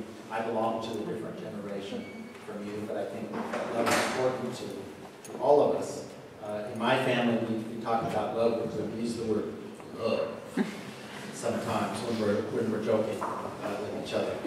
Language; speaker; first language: English; native; English